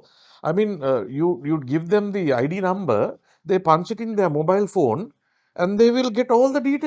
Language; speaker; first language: English; non-native, local second language; Sinhala